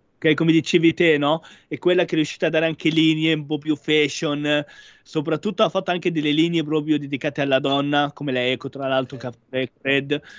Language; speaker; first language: Italian; non-native, fluent; Arabic